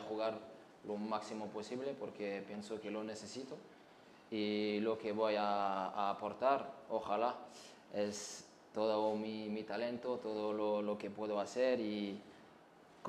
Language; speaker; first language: Spanish; non-native, fluent; French